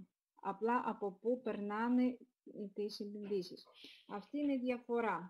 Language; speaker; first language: Greek; non-native, fluent; Russian